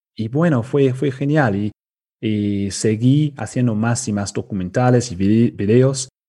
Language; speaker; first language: Spanish; non-native, fluent; English